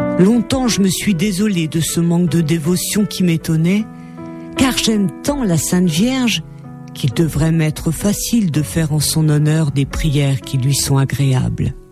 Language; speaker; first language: French; native; French